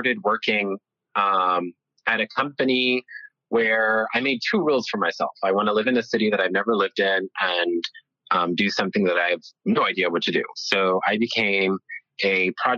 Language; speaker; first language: English; early bilingual, other home language; Italian